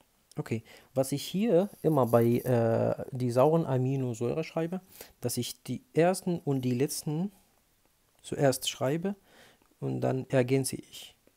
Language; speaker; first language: German; non-native, fluent; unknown